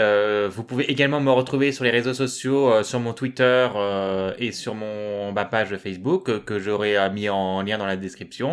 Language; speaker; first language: French; native; French